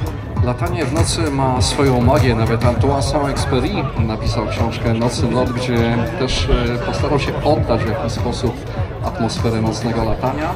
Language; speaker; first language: Polish; native; Polish